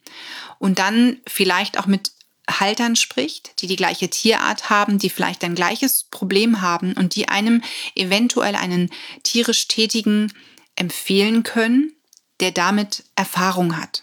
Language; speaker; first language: German; native; German